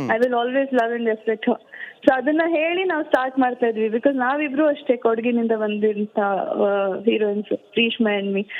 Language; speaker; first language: Kannada; non-native, local second language; Kodava